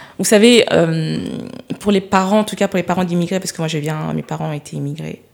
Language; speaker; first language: French; early bilingual, other home language; Lingala